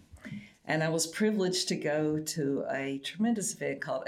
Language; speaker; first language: English; native; English